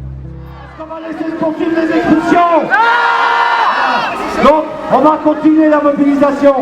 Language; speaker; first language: French; native; French